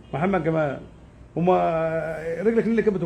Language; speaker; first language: Arabic; native; Arabic